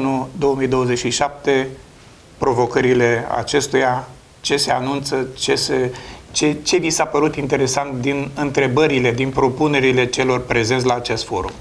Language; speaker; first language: Romanian; native; Romanian